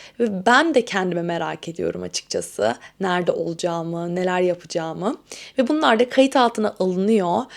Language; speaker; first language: Turkish; native; Turkish